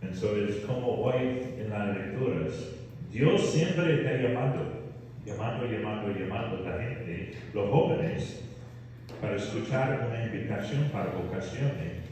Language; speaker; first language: Spanish; non-native, fluent; English